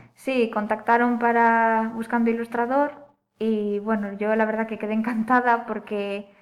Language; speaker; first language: Spanish; native; Spanish